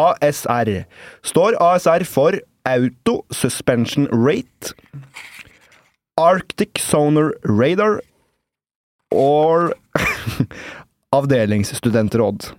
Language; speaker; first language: Norwegian; native; Norwegian